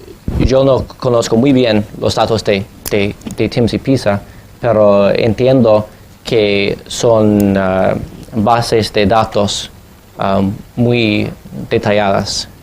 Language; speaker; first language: Spanish; non-native, fluent; English